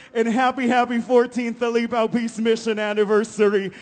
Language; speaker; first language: English; non-native, local second language; Filipino